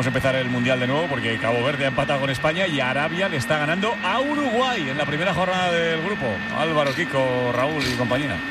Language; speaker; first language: Spanish; native; Spanish